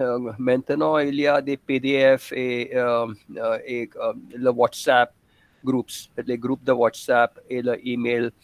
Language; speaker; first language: French; non-native, fluent; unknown